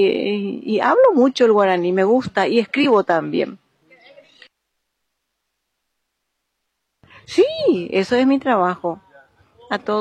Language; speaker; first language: Spanish; non-native, local second language; Guarani